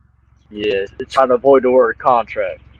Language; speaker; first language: English; native; English